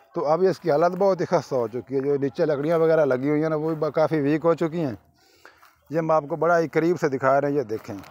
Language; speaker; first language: Urdu; non-native, local second language; Punjabi